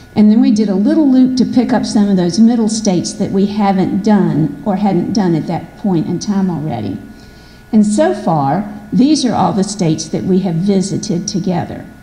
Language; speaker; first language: English; native; English